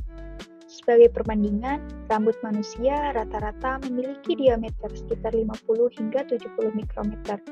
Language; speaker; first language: Indonesian; native; Indonesian